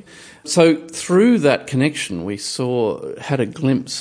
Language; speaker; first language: English; native; English